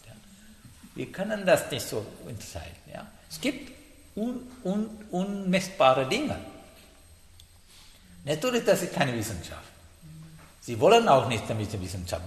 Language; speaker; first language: German; non-native, learner; Sinhala